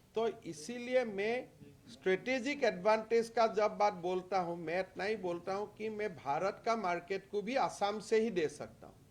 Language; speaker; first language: Hindi; non-native, local second language; Assamese